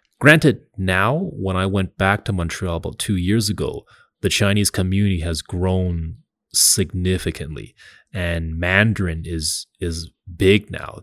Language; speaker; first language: English; early bilingual, other home language; Cantonese